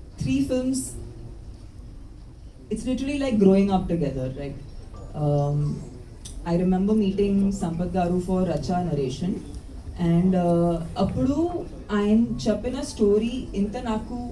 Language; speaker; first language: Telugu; non-native, local second language; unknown